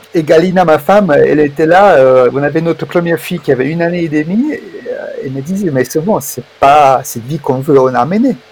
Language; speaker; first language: French; non-native, fluent; Romanian